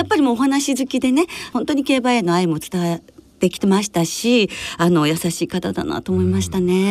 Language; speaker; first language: Japanese; native; Japanese